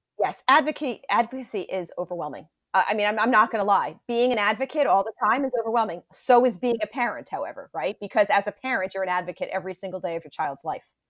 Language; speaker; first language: English; native; English